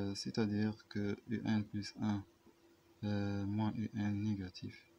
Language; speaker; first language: French; non-native, local second language; Arabic